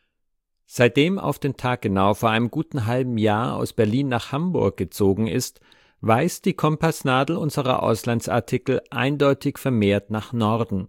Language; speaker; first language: German; native; German